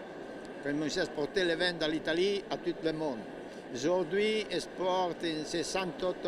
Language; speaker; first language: French; non-native, learner; Italian